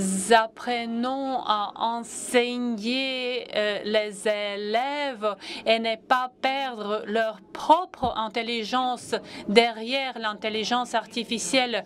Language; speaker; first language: French; non-native, fluent; Latvian